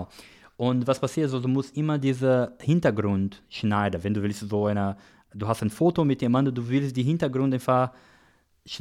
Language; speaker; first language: German; non-native, learner; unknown